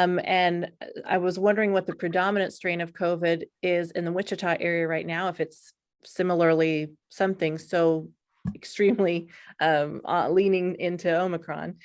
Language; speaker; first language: English; native; English